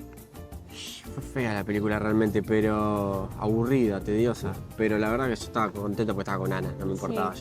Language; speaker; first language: Spanish; native; Spanish